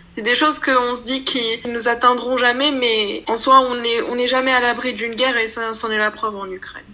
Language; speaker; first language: French; non-native, local second language; Arabic